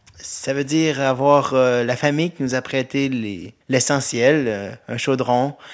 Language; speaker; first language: French; native; French